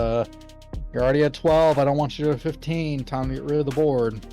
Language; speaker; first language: English; native; English